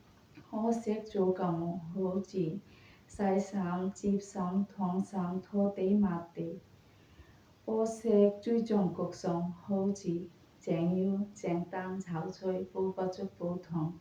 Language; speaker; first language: Cantonese; non-native, learner; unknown